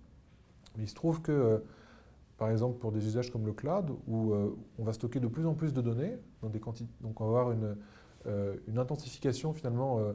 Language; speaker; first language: French; native; French